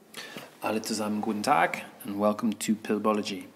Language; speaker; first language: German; non-native, fluent; English